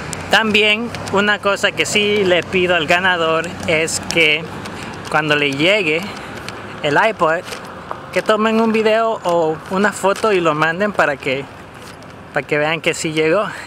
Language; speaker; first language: Spanish; native; Spanish